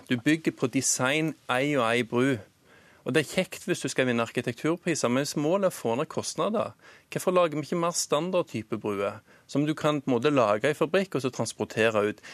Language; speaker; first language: Norwegian; native; Norwegian